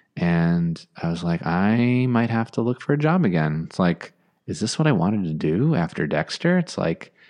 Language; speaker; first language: English; native; English